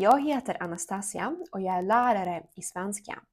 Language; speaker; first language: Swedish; non-native, fluent; Ukrainian